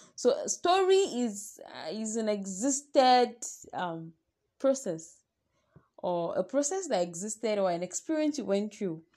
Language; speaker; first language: English; non-native, local second language; Yoruba